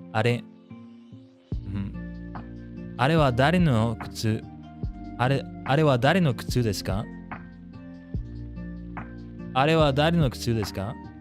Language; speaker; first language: Japanese; non-native, learner; English